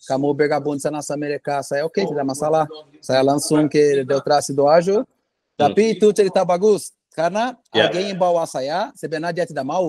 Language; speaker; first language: Indonesian; non-native, fluent; Portuguese